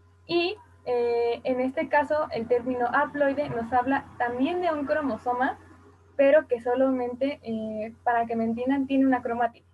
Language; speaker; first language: Spanish; native; Spanish